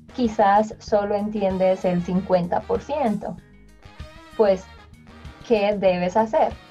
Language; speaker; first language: Spanish; native; Spanish